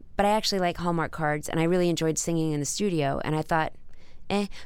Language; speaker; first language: English; native; English